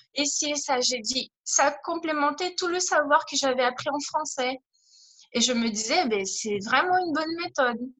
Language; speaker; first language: French; non-native, fluent; Portuguese